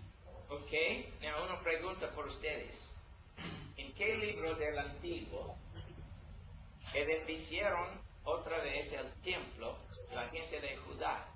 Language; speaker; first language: Spanish; non-native, learner; English